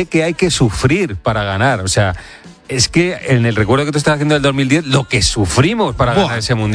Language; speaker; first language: Spanish; native; Spanish